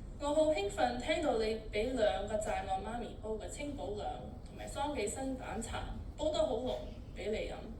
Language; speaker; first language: Cantonese; early bilingual, heritage; Cantonese